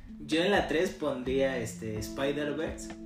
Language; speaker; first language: Spanish; native; Spanish